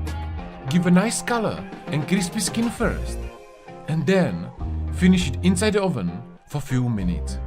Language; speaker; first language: English; non-native, fluent; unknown